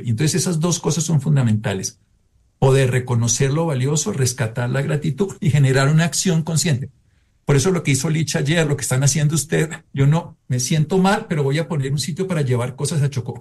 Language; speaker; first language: Spanish; native; Spanish